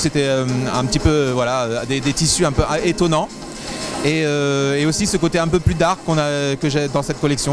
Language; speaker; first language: French; native; French